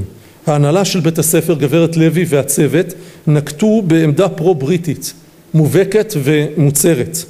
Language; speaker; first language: Hebrew; native; Hebrew